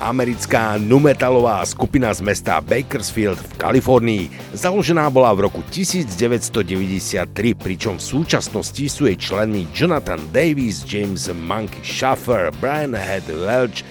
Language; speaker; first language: Slovak; native; Slovak